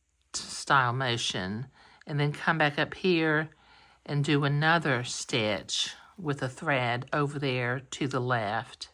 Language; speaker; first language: English; native; English